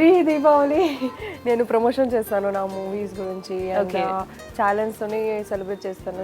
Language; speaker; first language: Telugu; non-native, local second language; Kannada